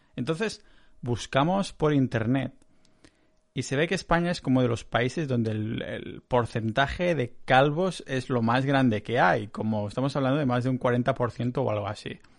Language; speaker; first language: Spanish; native; Spanish